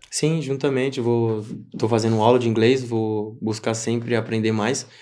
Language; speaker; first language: Portuguese; native; Portuguese